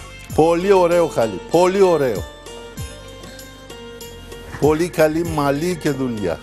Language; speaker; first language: Greek; non-native, fluent; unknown